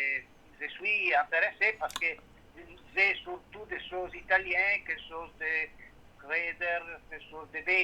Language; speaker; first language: French; non-native, learner; Italian